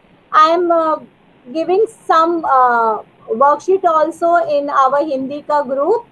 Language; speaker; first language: English; non-native, learner; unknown